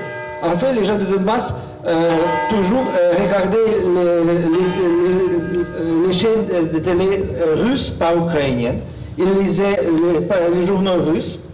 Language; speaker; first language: French; non-native, fluent; Russian